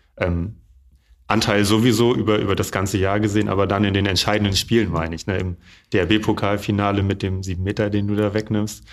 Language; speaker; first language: German; native; German